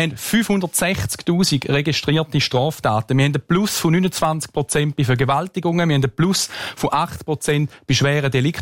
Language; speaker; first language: German; native; German